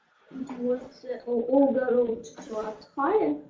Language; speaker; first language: English; non-native, learner; Russian